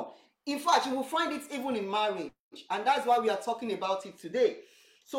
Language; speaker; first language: English; non-native, local second language; Yoruba